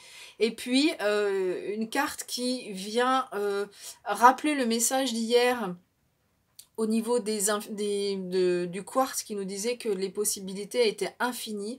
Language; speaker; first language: French; native; French